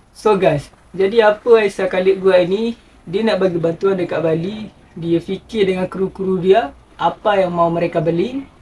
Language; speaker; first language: Malay; native; Malay